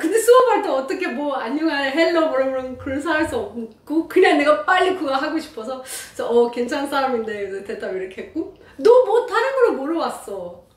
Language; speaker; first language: Korean; non-native, learner; Persian